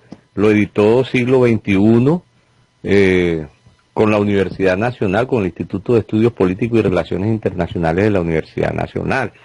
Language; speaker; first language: Spanish; native; Spanish